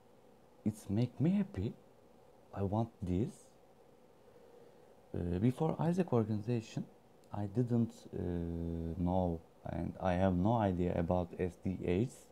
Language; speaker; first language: English; non-native, learner; Turkish